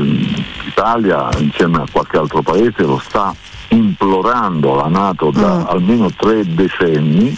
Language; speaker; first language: Italian; native; Italian